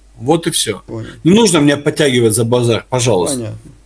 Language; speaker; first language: Russian; native; Russian